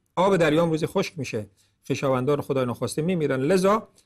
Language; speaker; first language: Persian; native; Persian